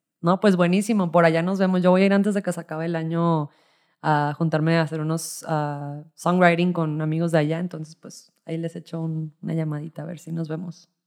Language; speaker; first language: Spanish; native; Spanish